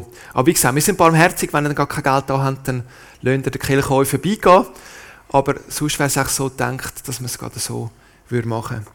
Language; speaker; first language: German; native; German